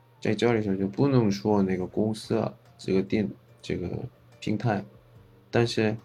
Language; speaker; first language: Chinese; non-native, fluent; Korean